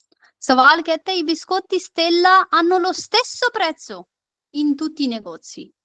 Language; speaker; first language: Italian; non-native, fluent; Urdu